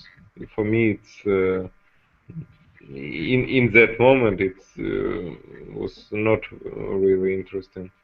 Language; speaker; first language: English; non-native, fluent; Russian